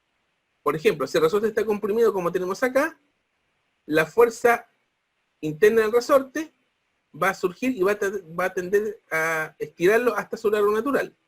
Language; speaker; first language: Spanish; native; Spanish